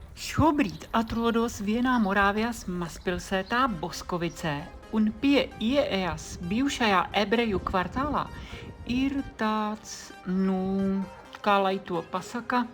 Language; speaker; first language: Latvian; non-native, fluent; Czech